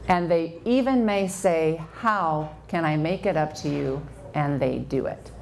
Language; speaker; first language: English; native; English